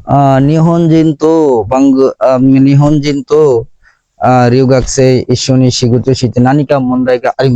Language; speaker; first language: Japanese; non-native, learner; Bangla